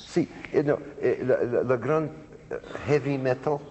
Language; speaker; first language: Spanish; non-native, learner; English